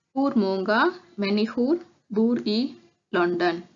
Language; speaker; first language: Swedish; non-native, learner; Tamil